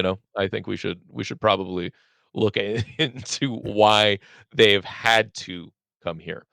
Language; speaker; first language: English; native; English